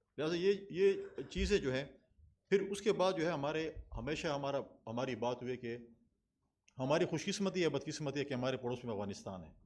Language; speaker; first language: Urdu; non-native, local second language; Pashto